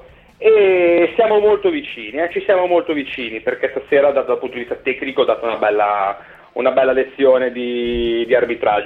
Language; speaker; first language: Italian; native; Italian